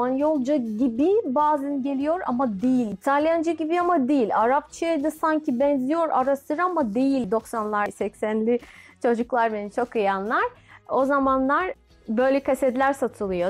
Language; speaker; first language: Turkish; non-native, fluent; Russian